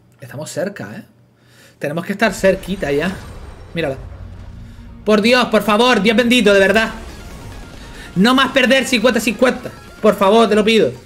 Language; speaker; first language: Spanish; native; Spanish